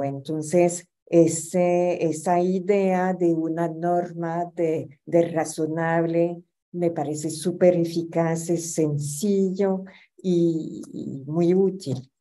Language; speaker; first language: Spanish; non-native, fluent; French